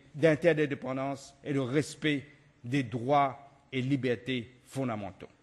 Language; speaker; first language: French; non-native, local second language; Morisyen